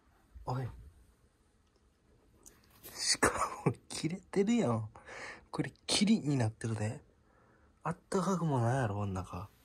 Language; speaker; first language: Japanese; native; Japanese